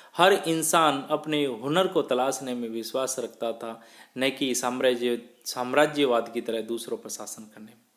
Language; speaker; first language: Hindi; native; Hindi